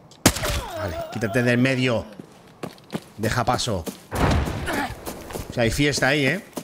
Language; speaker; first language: Spanish; native; Spanish